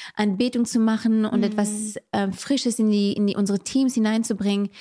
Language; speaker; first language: German; non-native, fluent; French